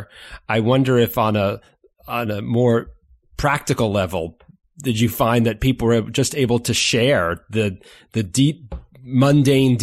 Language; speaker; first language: English; native; English